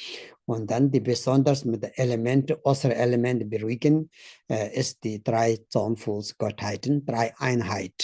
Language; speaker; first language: German; non-native, learner; Tibetan